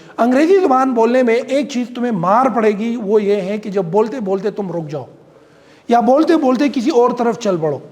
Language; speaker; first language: Urdu; non-native, local second language; Pashto